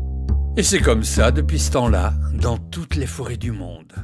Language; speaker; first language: French; native; French